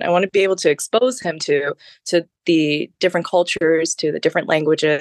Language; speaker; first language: English; early bilingual, other home language; Khmer